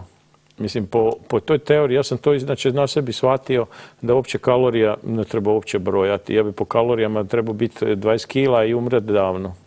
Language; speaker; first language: Croatian; native; Croatian